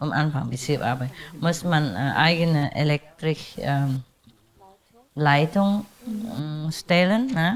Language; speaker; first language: German; non-native, learner; Vietnamese